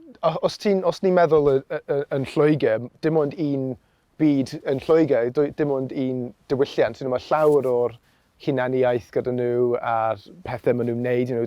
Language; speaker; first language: Welsh; non-native, local second language; English